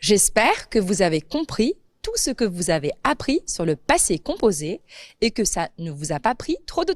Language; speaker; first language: French; native; French